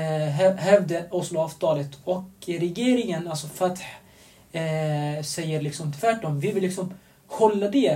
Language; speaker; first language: Swedish; non-native, fluent; Arabic